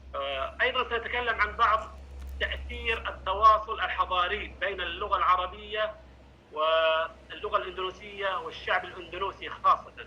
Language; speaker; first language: Arabic; non-native, fluent; Indonesian